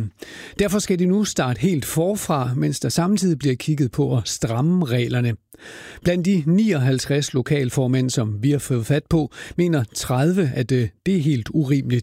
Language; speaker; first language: Danish; native; Danish